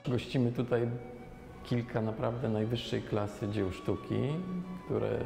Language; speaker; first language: Polish; native; Polish